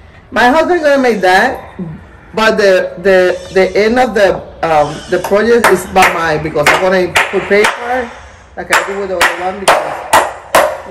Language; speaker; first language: English; non-native, learner; Spanish